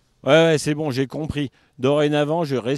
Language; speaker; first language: French; native; French